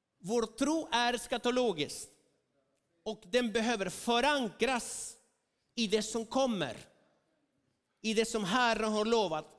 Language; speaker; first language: Swedish; non-native, fluent; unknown